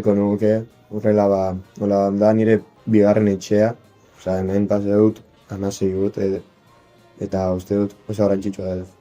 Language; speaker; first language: Basque; non-native, local second language; Spanish